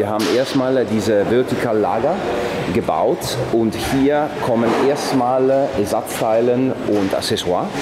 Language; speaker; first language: German; non-native, fluent; Italian